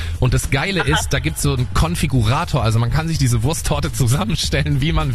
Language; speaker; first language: German; native; German